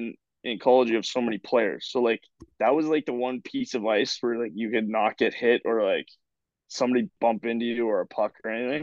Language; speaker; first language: English; native; English